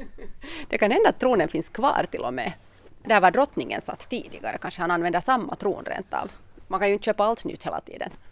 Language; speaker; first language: Swedish; native; Swedish